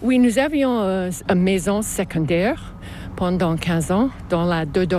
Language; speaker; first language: French; non-native, local second language; English